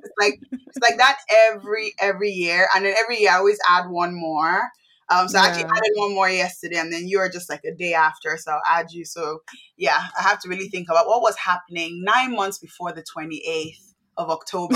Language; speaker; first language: English; non-native, local second language; Yoruba